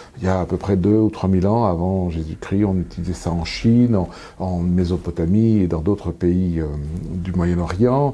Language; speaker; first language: French; native; French